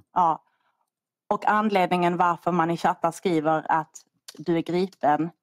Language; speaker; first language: Swedish; native; Swedish